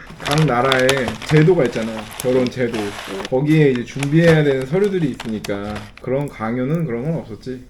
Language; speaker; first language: Korean; native; Korean